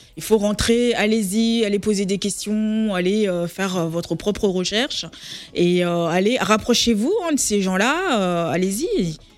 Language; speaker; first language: French; native; French